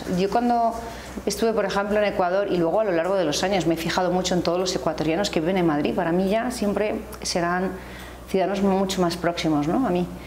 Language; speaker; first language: Spanish; native; Spanish